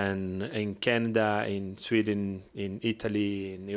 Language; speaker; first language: English; non-native, learner; Portuguese